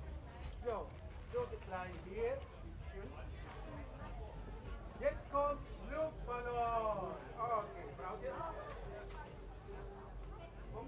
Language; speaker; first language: German; non-native, fluent; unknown